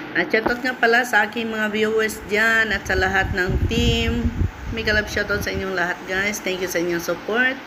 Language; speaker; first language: Filipino; non-native, local second language; Cebuano